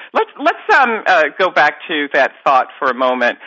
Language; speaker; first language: English; native; English